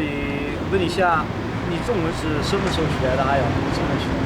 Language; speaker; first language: Chinese; non-native, learner; Dutch